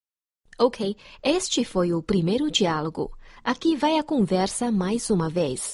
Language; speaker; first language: Portuguese; non-native, fluent; Chinese